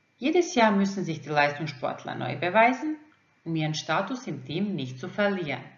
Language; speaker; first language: German; non-native, fluent; Croatian